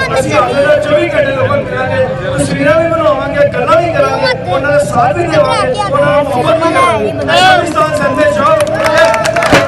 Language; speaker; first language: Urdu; non-native, local second language; Punjabi